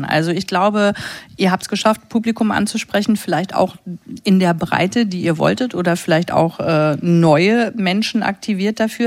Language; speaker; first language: German; native; German